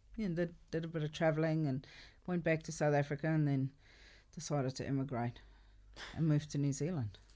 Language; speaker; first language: English; non-native, local second language; Afrikaans